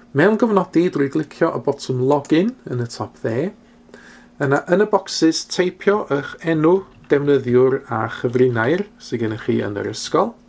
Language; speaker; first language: Welsh; non-native, local second language; English